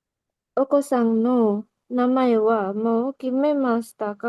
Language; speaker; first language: Japanese; non-native, learner; Indonesian